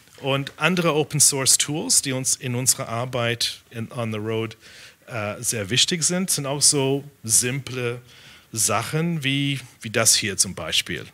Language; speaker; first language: German; non-native, fluent; English